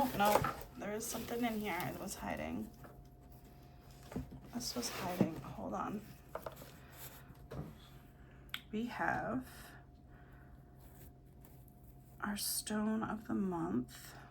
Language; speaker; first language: English; native; English